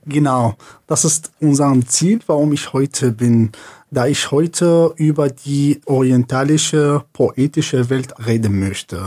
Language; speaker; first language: German; non-native, fluent; Arabic